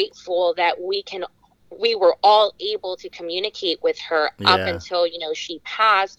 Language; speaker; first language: English; native; English